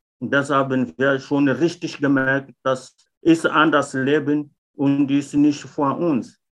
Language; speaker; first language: German; non-native, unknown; Portuguese